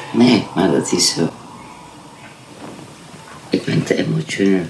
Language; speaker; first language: Dutch; non-native, fluent; Kurdish